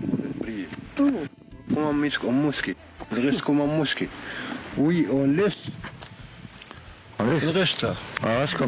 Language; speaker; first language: French; non-native, learner; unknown